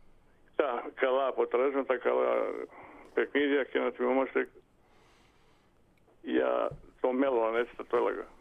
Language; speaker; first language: Greek; non-native, fluent; Bosnian